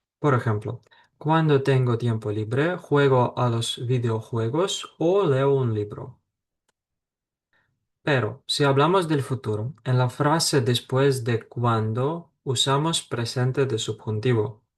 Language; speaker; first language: Spanish; non-native, fluent; Ukrainian